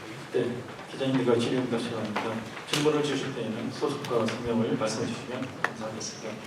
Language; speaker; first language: Korean; native; Korean